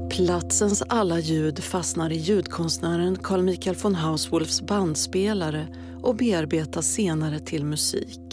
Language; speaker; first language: Swedish; native; Swedish